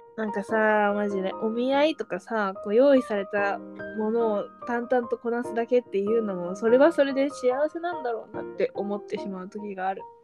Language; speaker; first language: Japanese; native; Japanese